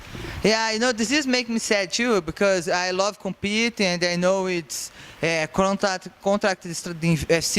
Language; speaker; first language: English; non-native, learner; Portuguese